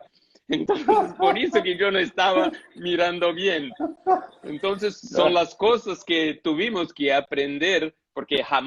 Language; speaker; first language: Spanish; non-native, fluent; Portuguese